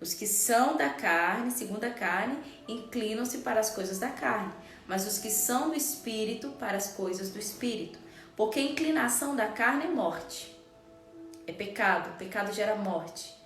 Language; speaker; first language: Portuguese; native; Portuguese